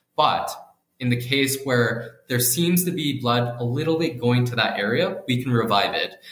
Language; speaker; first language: English; native; English